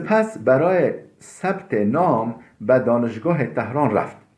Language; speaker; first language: Persian; non-native, fluent; Turkish